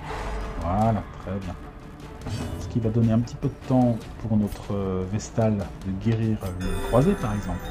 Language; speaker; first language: French; native; French